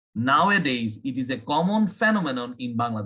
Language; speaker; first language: English; non-native, local second language; Bangla